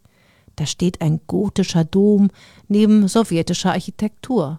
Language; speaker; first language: German; native; German